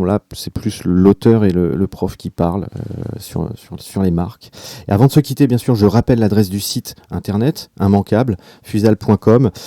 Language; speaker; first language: French; native; French